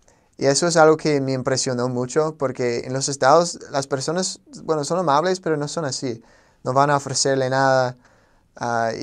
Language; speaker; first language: Spanish; non-native, fluent; English